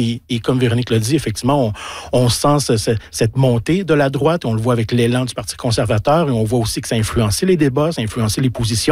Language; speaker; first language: French; native; French